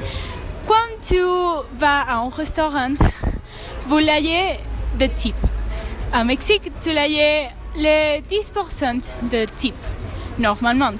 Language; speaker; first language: French; non-native, learner; Spanish